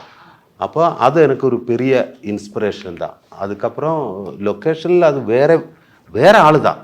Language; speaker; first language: Tamil; non-native, learner; Malayalam